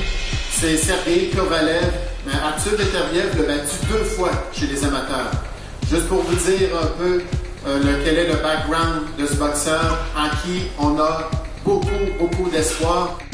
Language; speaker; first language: French; native; French